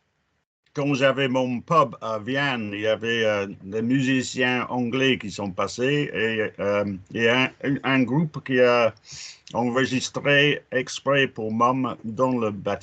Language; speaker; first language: French; non-native, fluent; English